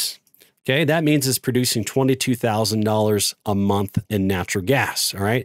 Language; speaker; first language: English; native; English